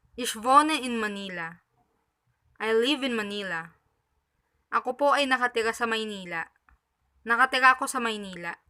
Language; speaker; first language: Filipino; native; Filipino